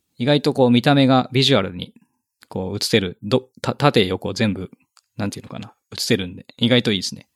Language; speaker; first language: Japanese; native; Japanese